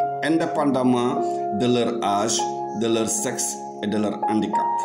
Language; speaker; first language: French; non-native, local second language; Wolof